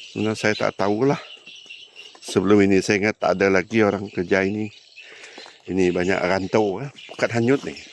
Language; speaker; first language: Malay; native; Malay